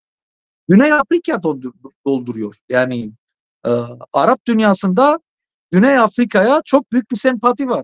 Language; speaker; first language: Turkish; non-native, fluent; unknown